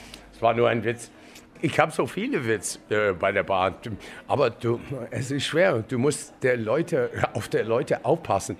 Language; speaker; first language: German; non-native, learner; English